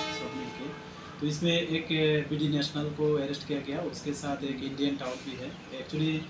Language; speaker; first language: Hindi; non-native, local second language; Bangla